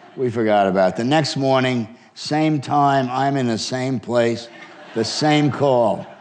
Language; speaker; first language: English; native; English